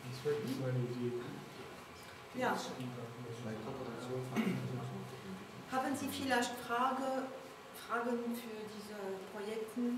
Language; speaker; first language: German; non-native, learner; French